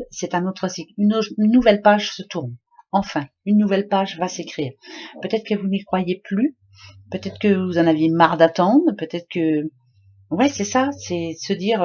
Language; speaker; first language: French; native; French